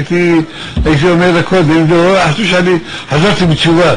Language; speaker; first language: Hebrew; early bilingual, other home language; Arabic